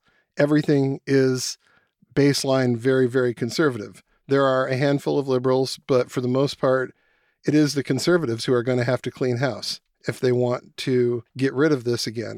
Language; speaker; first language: English; native; English